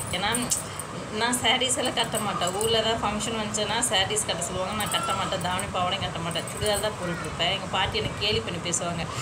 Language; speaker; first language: Tamil; non-native, local second language; Telugu